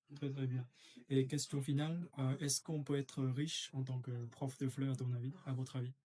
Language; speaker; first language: French; non-native, fluent; Vietnamese